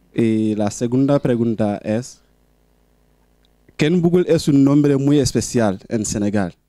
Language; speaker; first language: Spanish; non-native, local second language; Wolof